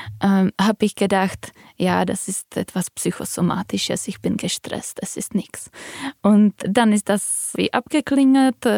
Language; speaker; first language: German; non-native, fluent; Czech